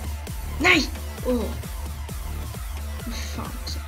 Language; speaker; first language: Swedish; early bilingual, other home language; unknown